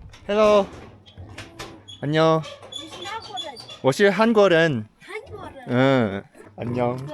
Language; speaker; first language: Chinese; non-native, learner; Korean